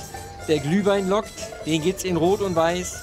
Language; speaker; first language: German; native; German